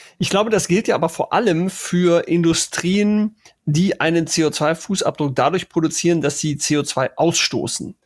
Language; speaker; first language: German; native; German